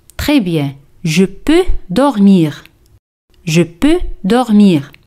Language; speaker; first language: French; non-native, fluent; Spanish